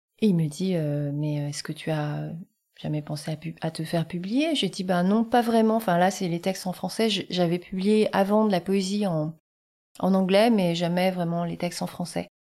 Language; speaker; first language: French; early bilingual, other home language; Vietnamese